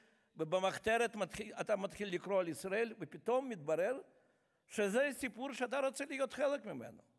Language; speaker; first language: Hebrew; non-native, fluent; Russian